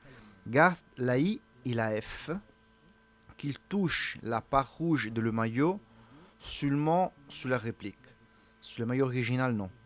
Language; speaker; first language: French; non-native, learner; Italian